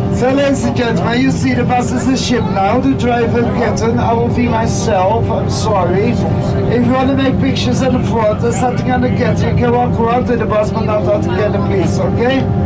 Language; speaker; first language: English; non-native, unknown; Dutch